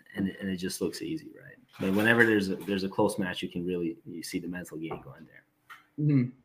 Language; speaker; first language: English; non-native, fluent; Serbian